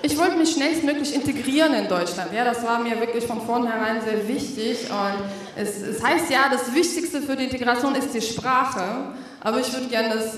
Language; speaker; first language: German; non-native, fluent; Russian